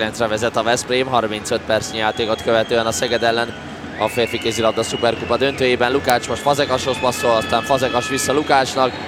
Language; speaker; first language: Hungarian; native; Hungarian